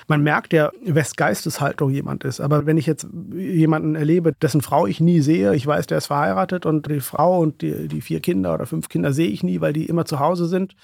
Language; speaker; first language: German; early bilingual, other home language; Urdu